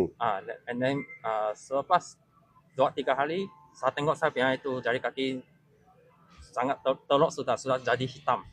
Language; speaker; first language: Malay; non-native, local second language; Chinese